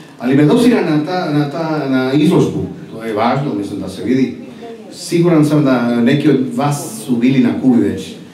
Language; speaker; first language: Serbian; non-native, fluent; Spanish